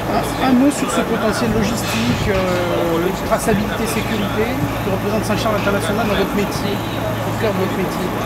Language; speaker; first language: French; native; French